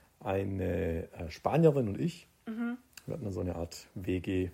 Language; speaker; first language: German; early bilingual, other home language; Croatian